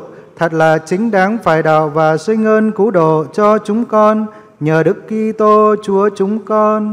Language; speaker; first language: Vietnamese; native; Vietnamese